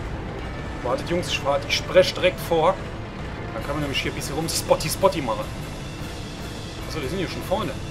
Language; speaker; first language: German; native; German